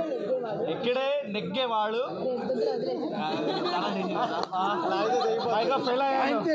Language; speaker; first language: Telugu; non-native, learner; Hindi